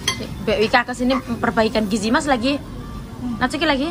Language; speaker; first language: Indonesian; non-native, local second language; Javanese